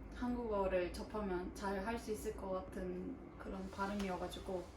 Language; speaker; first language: Korean; early bilingual, other home language; Russian